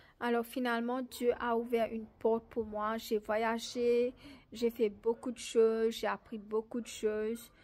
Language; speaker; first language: French; non-native, local second language; Morisyen